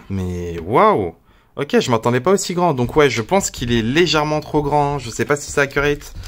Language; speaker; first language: French; native; French